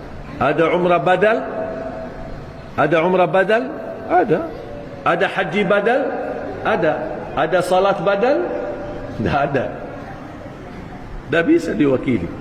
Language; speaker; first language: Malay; non-native, fluent; Arabic